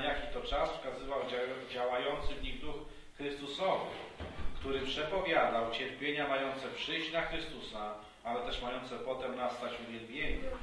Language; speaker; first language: Polish; native; Polish